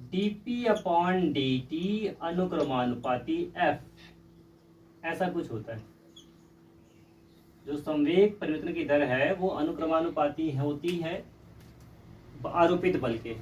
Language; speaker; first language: Hindi; native; Hindi